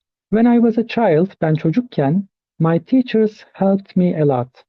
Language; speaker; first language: English; non-native, fluent; Turkish